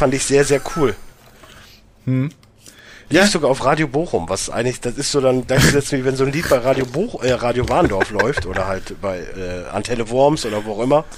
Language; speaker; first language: German; native; German